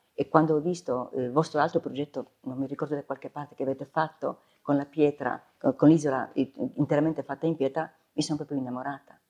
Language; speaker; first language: Italian; non-native, fluent; Polish